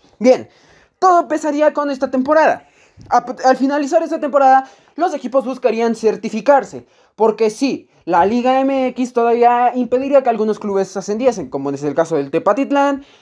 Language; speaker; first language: Spanish; native; Spanish